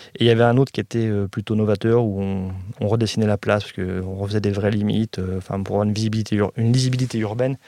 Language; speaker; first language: French; native; French